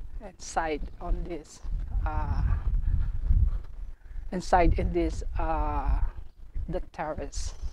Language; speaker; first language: English; non-native, learner; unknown